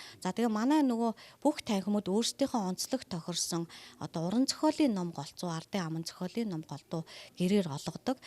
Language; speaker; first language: Mongolian; native; Mongolian